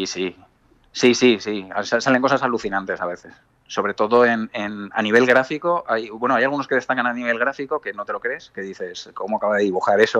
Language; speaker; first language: Spanish; native; Spanish